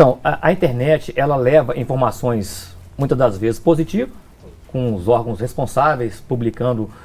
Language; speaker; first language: Portuguese; native; Portuguese